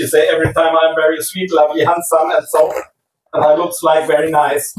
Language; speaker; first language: English; non-native, learner; German